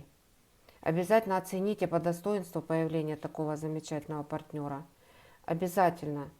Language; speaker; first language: Russian; native; Russian